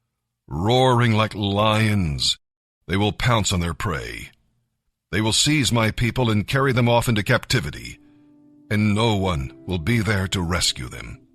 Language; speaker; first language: English; native; English